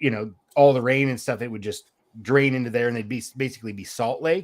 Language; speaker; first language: English; native; English